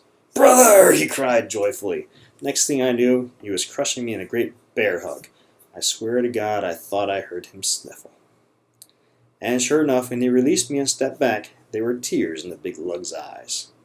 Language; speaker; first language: English; native; English